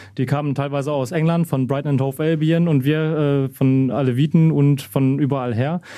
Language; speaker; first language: German; native; German